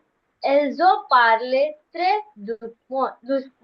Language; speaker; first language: French; non-native, learner; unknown